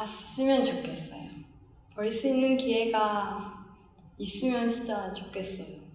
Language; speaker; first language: Korean; non-native, fluent; Japanese